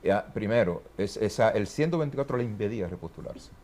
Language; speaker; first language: Spanish; native; Spanish